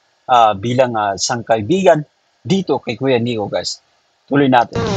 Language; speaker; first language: Filipino; native; Filipino